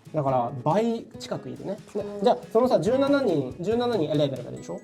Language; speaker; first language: Japanese; native; Japanese